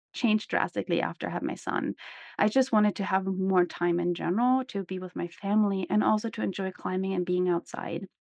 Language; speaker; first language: English; non-native, fluent; German